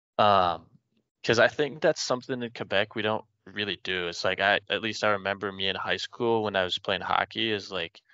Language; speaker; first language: English; non-native, fluent; French